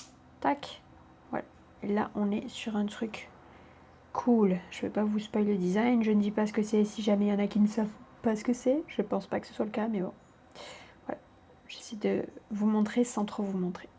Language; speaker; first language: French; native; French